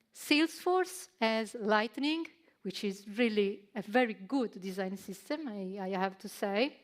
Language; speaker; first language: English; non-native, fluent; Italian